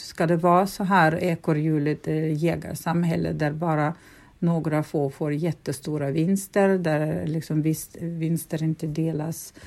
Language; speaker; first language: Swedish; non-native, fluent; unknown